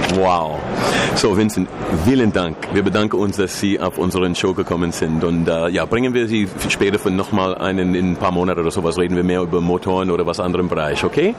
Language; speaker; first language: German; non-native, fluent; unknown